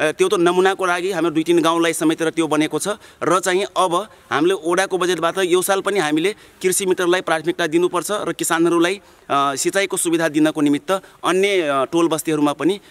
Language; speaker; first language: Nepali; non-native, local second language; Dangaura Tharu